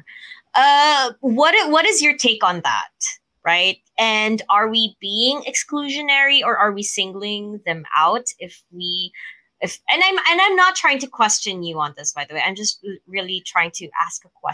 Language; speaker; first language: English; non-native, local second language; Filipino